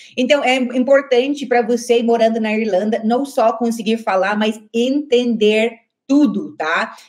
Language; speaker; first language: Portuguese; native; Portuguese